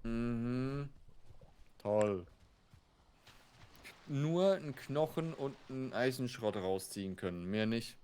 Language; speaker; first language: German; native; German